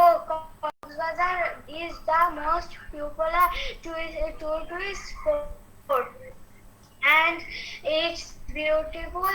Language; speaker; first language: English; non-native, learner; Bangla